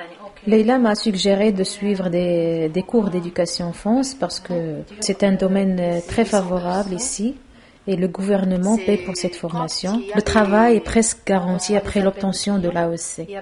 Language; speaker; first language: French; non-native, local second language; Arabic